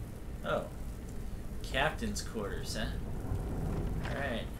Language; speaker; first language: English; native; English